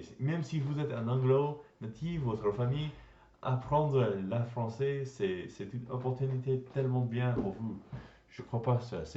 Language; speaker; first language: French; non-native, learner; English